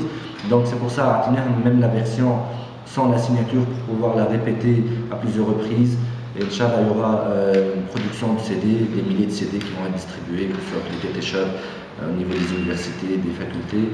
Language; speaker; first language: French; non-native, local second language; Arabic